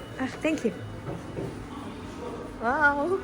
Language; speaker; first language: English; non-native, learner; Malay